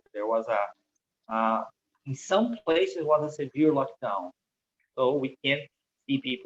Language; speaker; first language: English; non-native, fluent; Portuguese